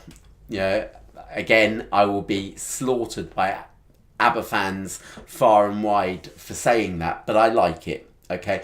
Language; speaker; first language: English; native; English